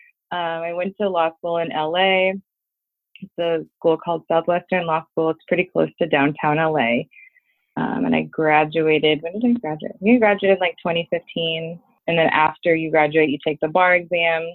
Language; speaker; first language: English; native; English